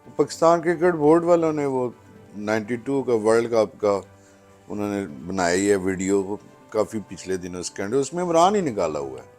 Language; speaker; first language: Urdu; non-native, local second language; Pahari-Potwari